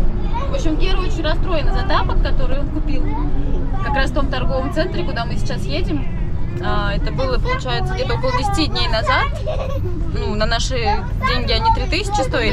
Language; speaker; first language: Russian; native; Russian